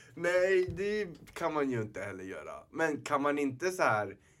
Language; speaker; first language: Swedish; native; Swedish